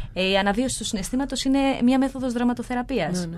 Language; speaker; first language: Greek; early bilingual, other home language; Albanian